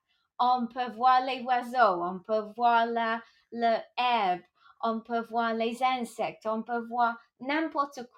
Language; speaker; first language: French; non-native, local second language; English